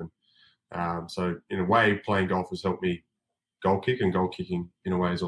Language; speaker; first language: English; native; English